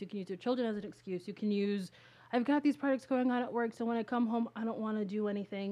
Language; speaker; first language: English; native; English